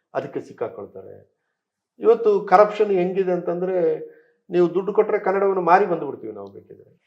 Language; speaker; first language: Kannada; native; Kannada